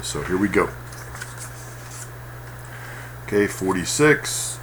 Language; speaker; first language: English; native; English